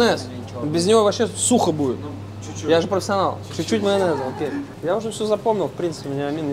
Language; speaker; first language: Russian; native; Russian